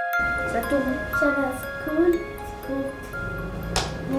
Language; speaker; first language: French; non-native, learner; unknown